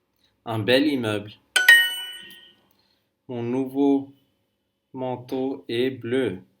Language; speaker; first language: French; non-native, learner; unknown